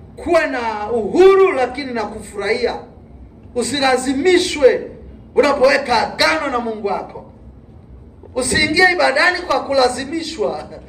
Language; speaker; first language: Swahili; native; Swahili